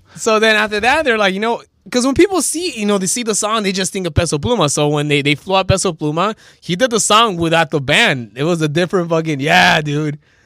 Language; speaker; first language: English; early bilingual, other home language; Spanish